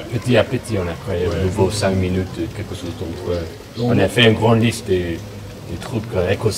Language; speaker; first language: French; non-native, learner; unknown